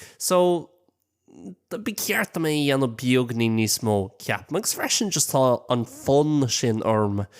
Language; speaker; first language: Irish; non-native, local second language; English